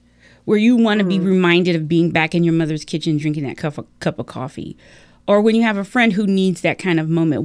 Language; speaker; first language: English; native; English